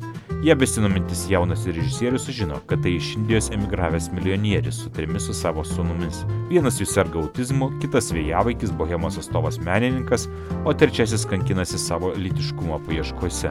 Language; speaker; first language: Lithuanian; native; Lithuanian